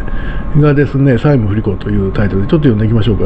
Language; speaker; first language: Japanese; native; Japanese